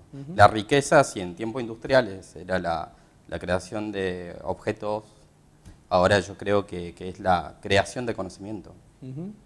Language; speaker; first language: Spanish; native; Spanish